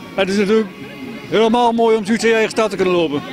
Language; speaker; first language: Dutch; native; Dutch